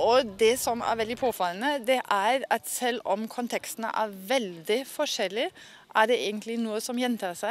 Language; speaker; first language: Norwegian; non-native, fluent; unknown